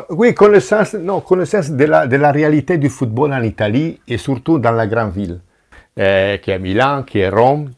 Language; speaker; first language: French; non-native, fluent; Italian